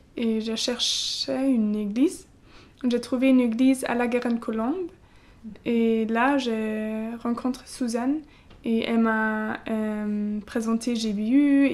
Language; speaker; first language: French; non-native, learner; German